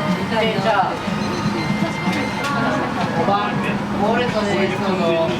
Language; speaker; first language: Japanese; native; Japanese